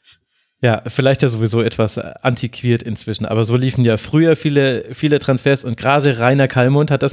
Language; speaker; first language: German; native; German